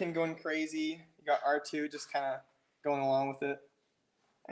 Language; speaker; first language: English; native; English